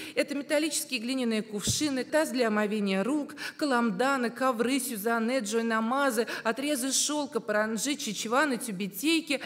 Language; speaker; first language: Russian; native; Russian